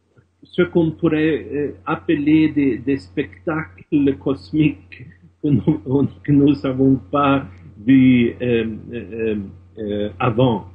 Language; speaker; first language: French; non-native, fluent; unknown